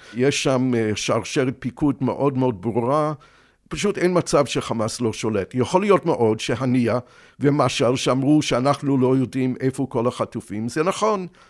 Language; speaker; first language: Hebrew; non-native, fluent; English